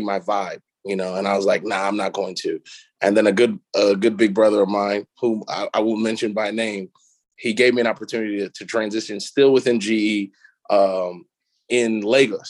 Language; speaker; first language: English; native; English